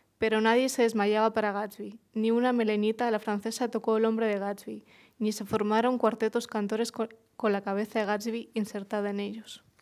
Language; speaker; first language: Spanish; early bilingual, other home language; Russian